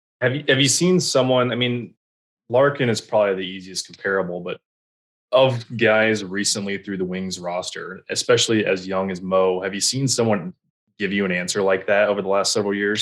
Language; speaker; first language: English; native; English